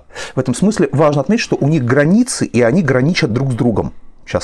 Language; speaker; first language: Russian; native; Russian